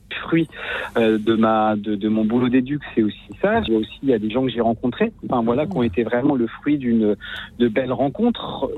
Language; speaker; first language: French; native; French